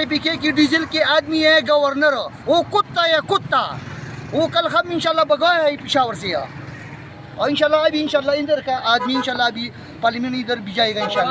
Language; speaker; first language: Hindi; non-native, local second language; Pashto